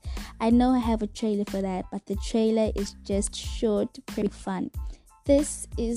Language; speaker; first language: English; non-native, local second language; Xhosa